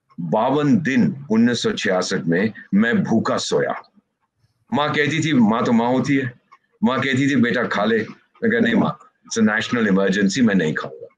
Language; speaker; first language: Hindi; native; Hindi